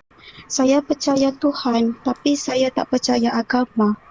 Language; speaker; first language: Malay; non-native, local second language; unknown